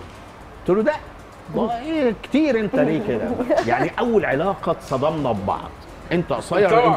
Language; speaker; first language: Arabic; native; Arabic